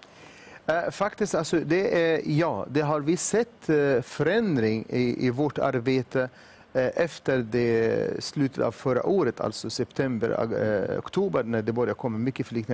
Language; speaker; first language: Swedish; non-native, fluent; Arabic